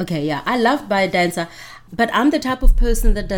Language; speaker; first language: English; non-native, local second language; Northern Sotho